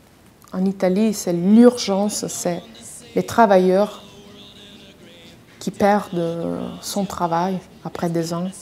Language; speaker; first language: French; non-native, fluent; Italian